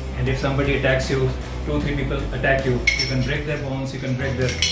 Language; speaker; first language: English; non-native, local second language; Hindi